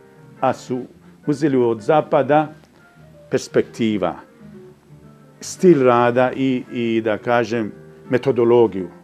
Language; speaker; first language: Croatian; non-native, fluent; Persian